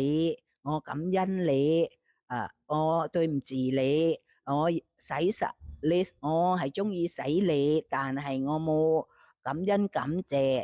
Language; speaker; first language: Cantonese; non-native, fluent; Thai